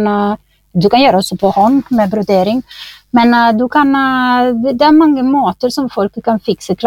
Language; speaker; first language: Norwegian; non-native, fluent; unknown